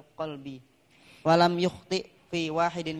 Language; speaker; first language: Arabic; non-native, learner; Indonesian